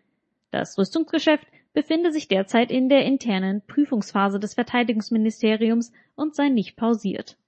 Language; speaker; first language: German; native; German